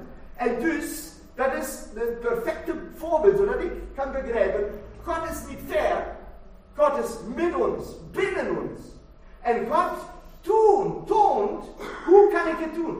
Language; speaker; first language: Dutch; non-native, fluent; German